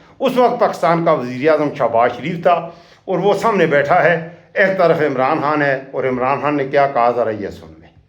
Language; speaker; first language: Urdu; non-native, local second language; Punjabi